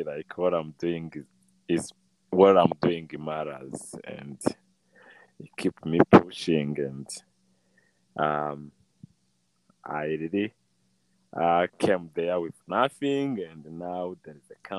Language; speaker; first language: English; non-native, local second language; Kinyarwanda